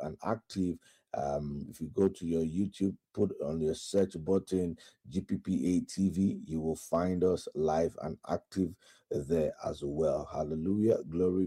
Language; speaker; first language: English; non-native, local second language; Yoruba